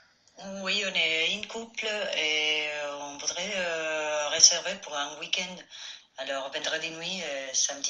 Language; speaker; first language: French; non-native, fluent; Spanish